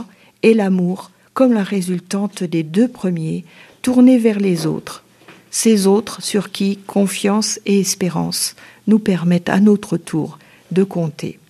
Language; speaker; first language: French; native; French